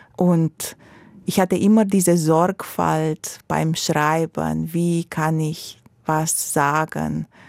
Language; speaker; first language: German; non-native, fluent; Romanian